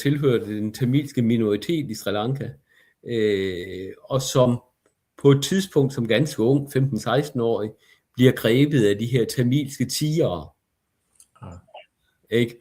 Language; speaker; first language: Danish; native; Danish